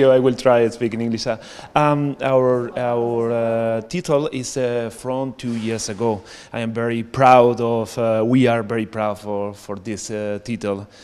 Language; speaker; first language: English; non-native, learner; Spanish